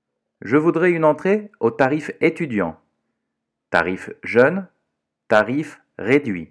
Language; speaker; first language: French; non-native, fluent; Portuguese